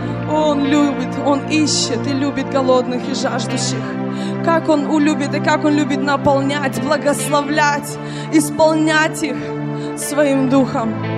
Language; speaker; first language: Russian; native; Russian